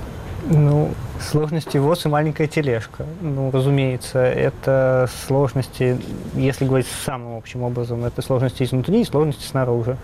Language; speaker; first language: Russian; native; Russian